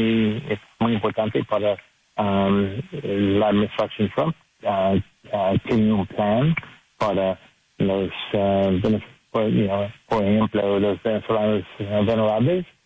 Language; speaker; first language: Spanish; non-native, learner; English